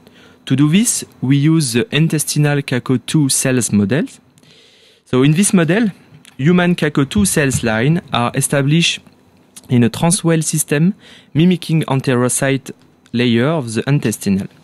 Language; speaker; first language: English; non-native, fluent; French